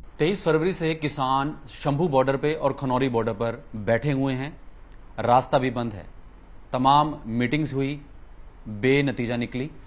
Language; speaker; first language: Hindi; non-native, local second language; Punjabi